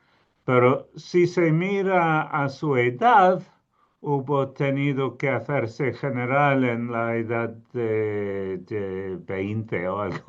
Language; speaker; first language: Spanish; non-native, fluent; English